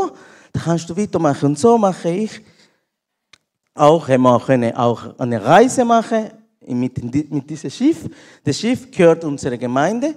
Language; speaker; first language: German; non-native, learner; Spanish